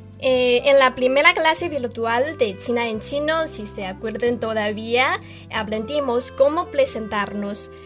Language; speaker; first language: Spanish; non-native, fluent; Chinese